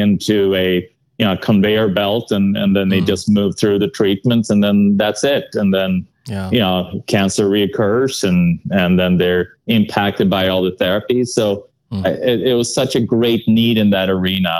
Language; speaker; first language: English; non-native, fluent; Swedish